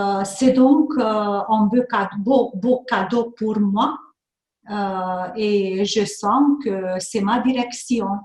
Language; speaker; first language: French; non-native, fluent; Hungarian